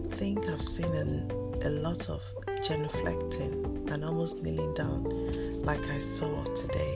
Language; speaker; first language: English; non-native, local second language; Yoruba